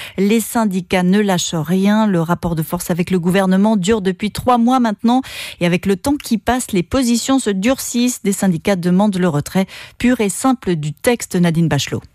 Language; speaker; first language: French; native; French